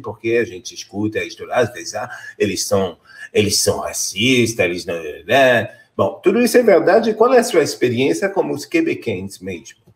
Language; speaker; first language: Portuguese; non-native, fluent; French